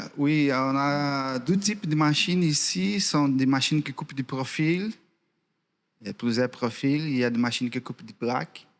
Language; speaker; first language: French; non-native, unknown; Portuguese